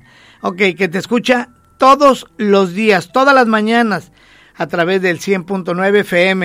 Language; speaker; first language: Spanish; native; Spanish